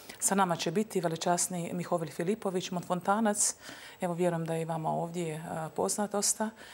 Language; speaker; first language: Croatian; native; Croatian